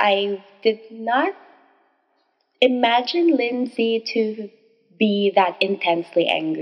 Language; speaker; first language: English; non-native, local second language; Filipino